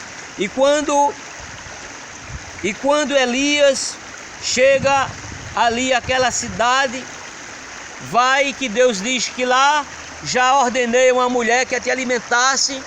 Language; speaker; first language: Portuguese; native; Portuguese